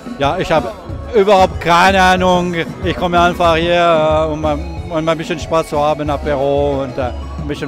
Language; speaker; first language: German; non-native, local second language; French